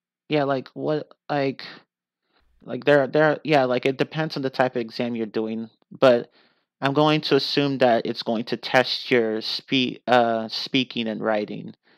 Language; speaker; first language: English; native; English